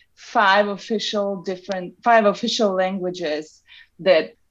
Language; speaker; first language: English; non-native, fluent; Serbian